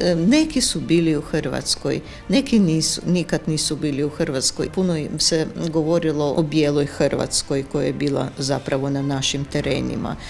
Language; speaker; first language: Croatian; non-native, fluent; Ukrainian